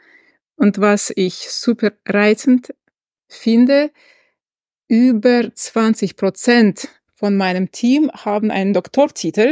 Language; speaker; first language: German; non-native, fluent; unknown